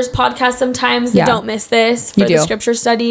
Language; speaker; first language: English; native; English